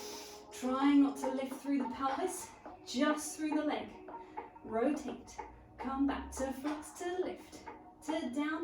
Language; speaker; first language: English; native; English